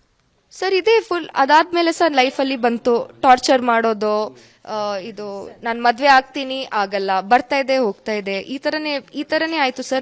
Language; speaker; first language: Kannada; non-native, local second language; Kodava